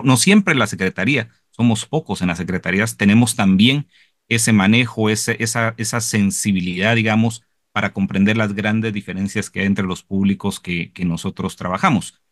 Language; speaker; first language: Spanish; native; Spanish